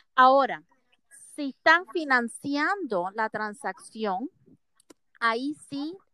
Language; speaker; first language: Spanish; early bilingual, heritage; Spanish